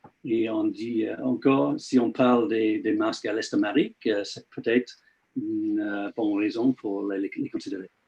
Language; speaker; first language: French; non-native, learner; English